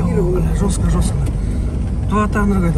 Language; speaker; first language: Russian; native; Russian